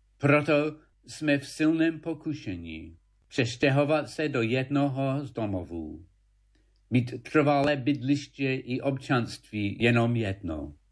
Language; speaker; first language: Czech; non-native, fluent; English